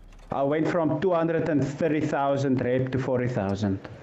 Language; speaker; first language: English; non-native, local second language; Afrikaans